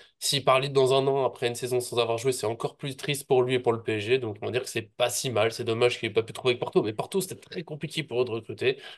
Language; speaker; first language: French; native; French